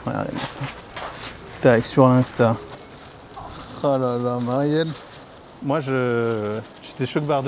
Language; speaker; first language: French; native; French